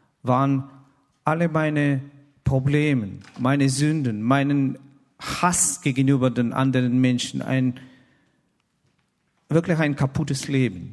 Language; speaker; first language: German; non-native, fluent; Russian